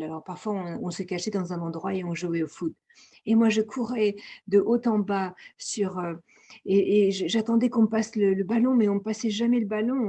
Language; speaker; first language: French; native; French